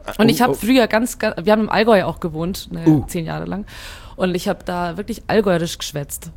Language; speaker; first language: German; early bilingual, other home language; Hungarian